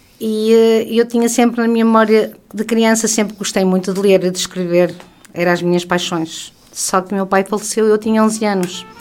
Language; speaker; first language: Portuguese; native; Portuguese